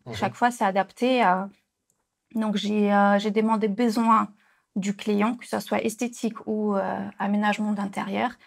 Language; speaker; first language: French; non-native, fluent; Russian